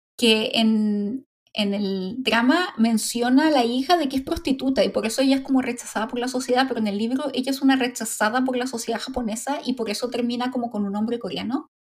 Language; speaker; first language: Spanish; native; Spanish